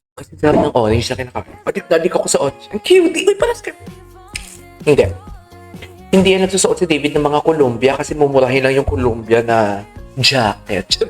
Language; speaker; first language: Filipino; native; Filipino